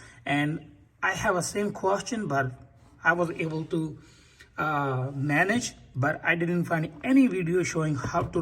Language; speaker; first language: English; non-native, fluent; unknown